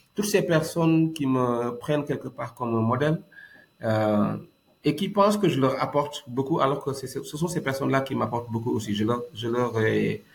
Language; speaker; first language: French; non-native, local second language; Wolof